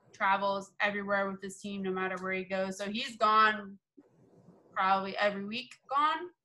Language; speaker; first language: English; native; English